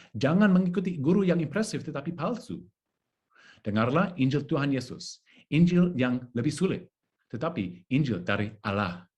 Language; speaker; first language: Indonesian; non-native, learner; English